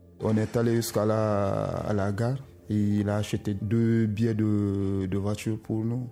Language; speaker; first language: French; non-native, local second language; Susu